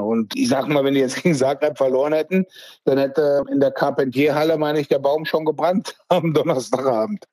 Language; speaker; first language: German; native; German